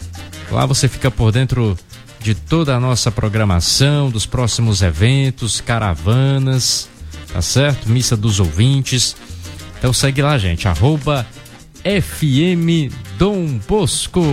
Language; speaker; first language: Portuguese; native; Portuguese